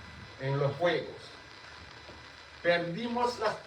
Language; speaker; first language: Spanish; non-native, fluent; Haitian Creole